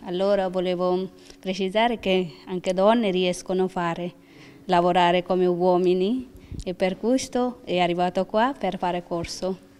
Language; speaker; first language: Italian; non-native, learner; Bangla